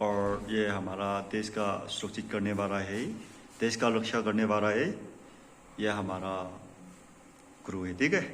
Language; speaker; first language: Hindi; non-native, local second language; Tangkhul Naga (India)